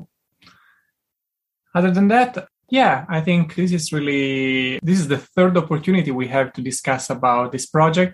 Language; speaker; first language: English; non-native, fluent; Italian